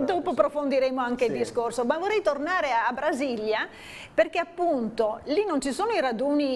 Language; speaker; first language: Italian; native; Italian